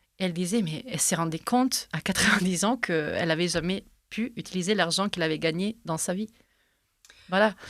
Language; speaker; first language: French; non-native, fluent; Italian